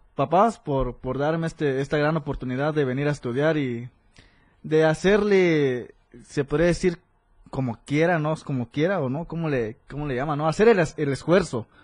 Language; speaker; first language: Spanish; native; Spanish